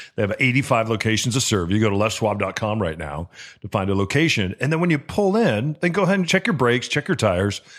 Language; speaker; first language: English; native; English